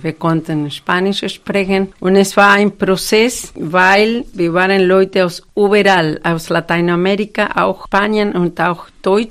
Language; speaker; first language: German; non-native, fluent; Spanish